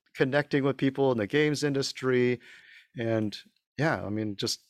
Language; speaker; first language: English; early bilingual, other home language; Chinese